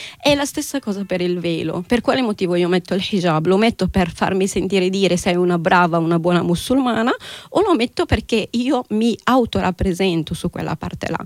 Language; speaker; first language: Italian; early bilingual, other home language; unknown